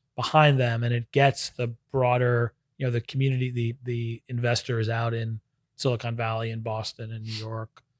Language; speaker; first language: English; native; English